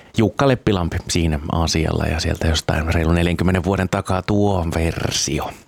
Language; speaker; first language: Finnish; native; Finnish